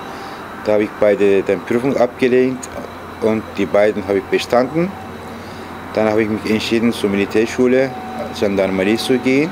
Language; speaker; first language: German; non-native, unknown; Turkish